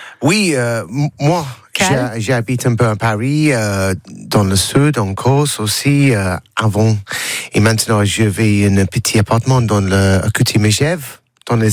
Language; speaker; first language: French; non-native, learner; English